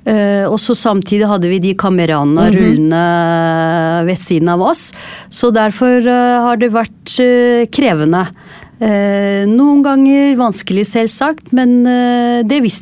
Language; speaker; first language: Norwegian; non-native, fluent; Turkish